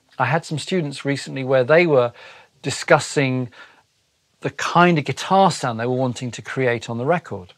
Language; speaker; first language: English; native; English